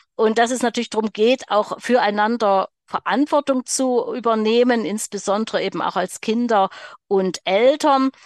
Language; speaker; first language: German; native; German